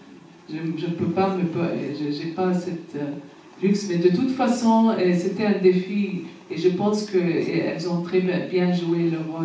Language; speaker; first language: French; non-native, fluent; Arabic